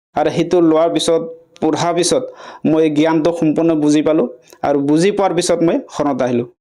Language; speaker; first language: Assamese; non-native, local second language; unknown